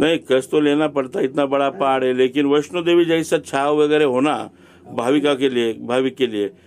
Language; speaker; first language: Hindi; non-native, local second language; Marathi